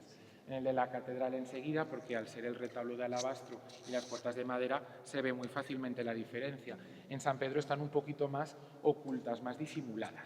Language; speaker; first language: Spanish; native; Spanish